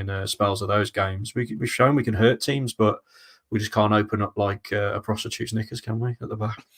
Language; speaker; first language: English; native; English